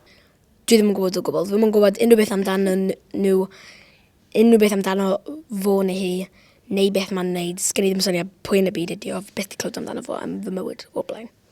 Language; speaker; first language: Welsh; native; Welsh